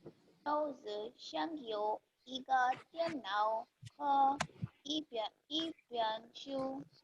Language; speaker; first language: Chinese; non-native, learner; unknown